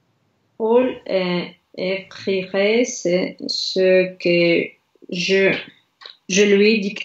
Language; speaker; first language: French; non-native, learner; Russian